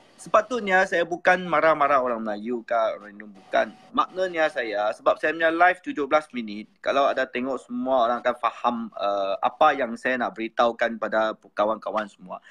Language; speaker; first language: Malay; non-native, local second language; Chinese